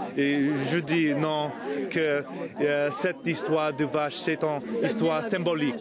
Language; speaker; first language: French; non-native, fluent; English